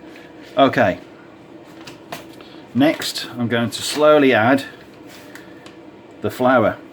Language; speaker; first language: English; native; English